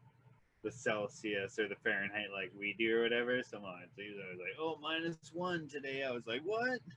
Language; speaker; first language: English; native; English